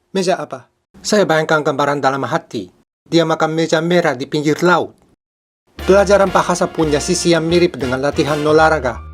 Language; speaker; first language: Indonesian; non-native, fluent; Japanese